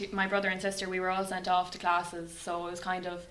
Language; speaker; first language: English; native; English